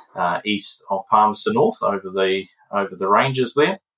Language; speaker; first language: English; native; English